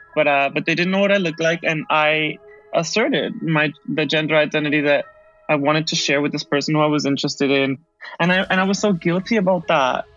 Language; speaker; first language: English; early bilingual, other home language; Spanish